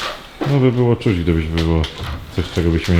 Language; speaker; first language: Polish; native; Polish